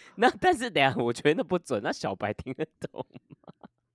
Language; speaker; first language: Chinese; native; Chinese